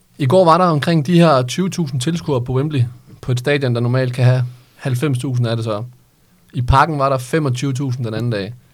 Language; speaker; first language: Danish; native; Danish